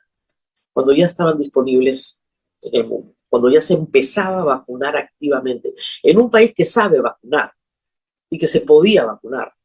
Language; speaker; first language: Spanish; native; Spanish